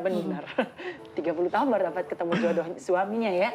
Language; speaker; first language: Indonesian; native; Indonesian